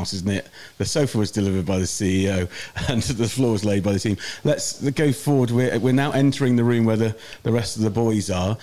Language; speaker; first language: English; native; English